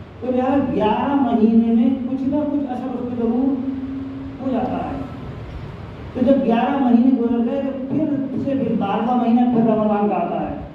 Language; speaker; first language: Urdu; native; Urdu